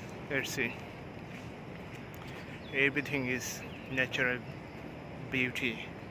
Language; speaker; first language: English; non-native, local second language; Bangla